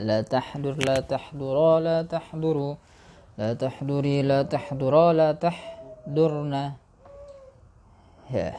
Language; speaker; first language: Arabic; non-native, fluent; Indonesian